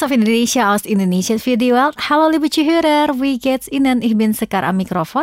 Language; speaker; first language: German; non-native, fluent; Indonesian